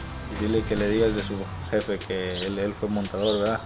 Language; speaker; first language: Spanish; early bilingual, heritage; Spanish